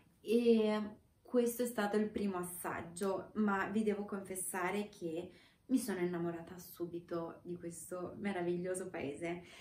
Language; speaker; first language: Italian; non-native, fluent; Romanian